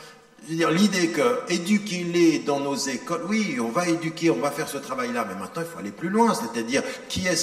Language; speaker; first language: French; native; French